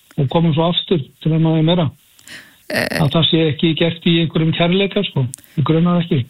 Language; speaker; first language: Icelandic; native; Icelandic